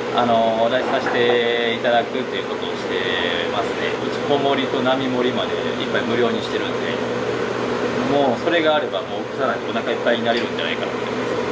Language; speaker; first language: Japanese; native; Japanese